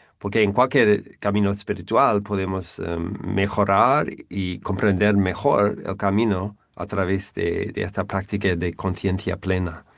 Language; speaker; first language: Spanish; non-native, fluent; English